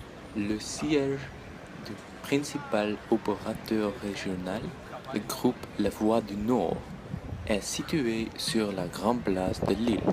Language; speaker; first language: French; native; French